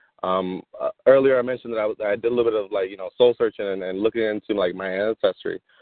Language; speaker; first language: English; early bilingual, other home language; Spanish